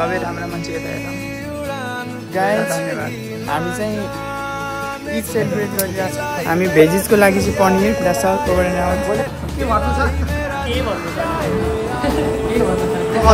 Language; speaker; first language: Nepali; native; Nepali